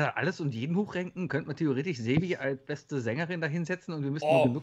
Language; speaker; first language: German; native; German